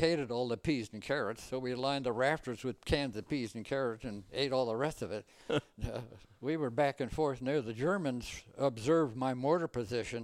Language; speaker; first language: English; native; English